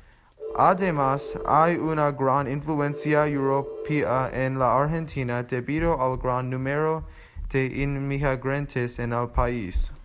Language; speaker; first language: Spanish; non-native, learner; English